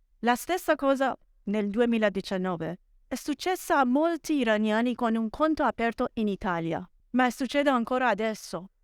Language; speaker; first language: Italian; non-native, fluent; Persian